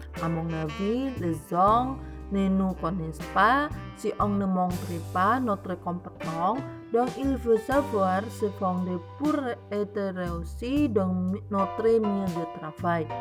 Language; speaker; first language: French; non-native, learner; Indonesian